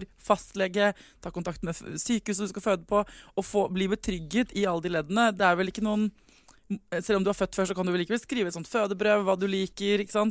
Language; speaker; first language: Norwegian; native; Norwegian